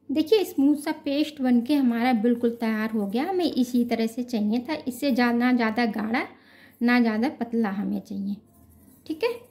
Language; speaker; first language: Hindi; native; Hindi